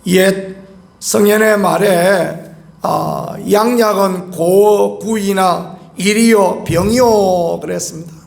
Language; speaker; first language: Korean; native; Korean